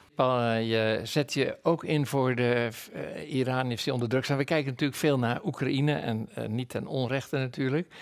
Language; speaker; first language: Dutch; native; Dutch